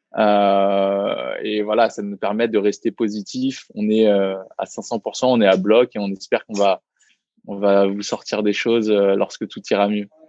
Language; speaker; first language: French; early bilingual, other home language; Vietnamese